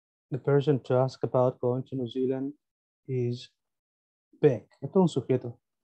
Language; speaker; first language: English; non-native, fluent; Spanish